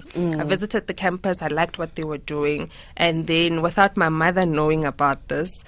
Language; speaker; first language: English; non-native, local second language; Tswana